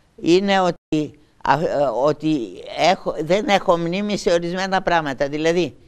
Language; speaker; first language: Greek; native; Greek